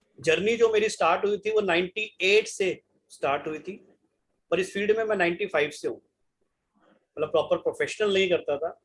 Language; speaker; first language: Hindi; native; Hindi